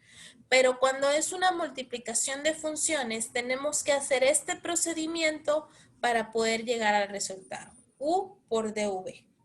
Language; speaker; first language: Spanish; native; Spanish